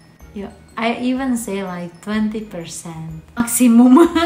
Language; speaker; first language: English; non-native, fluent; Indonesian